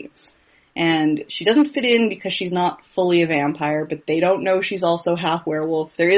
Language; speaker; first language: English; native; English